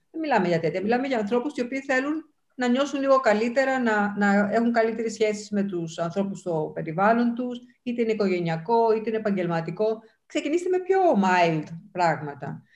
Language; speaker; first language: Greek; non-native, fluent; Spanish